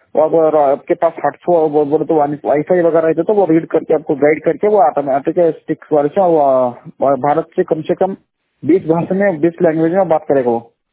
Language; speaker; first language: Hindi; non-native, local second language; Kannada